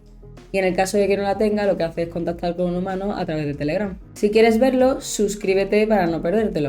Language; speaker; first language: Spanish; native; Spanish